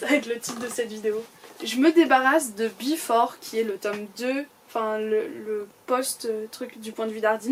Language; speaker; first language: French; native; French